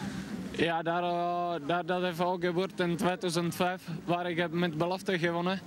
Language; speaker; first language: Dutch; non-native, fluent; Czech